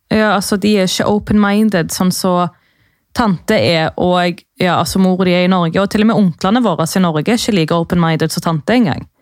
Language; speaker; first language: Norwegian; early bilingual, other home language; Arabic